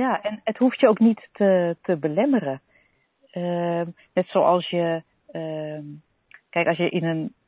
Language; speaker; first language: Dutch; native; Dutch